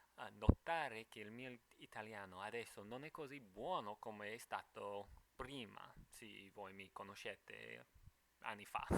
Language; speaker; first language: Italian; non-native, fluent; English